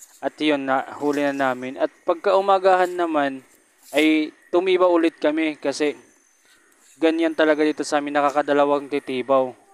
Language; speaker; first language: Filipino; non-native, local second language; Waray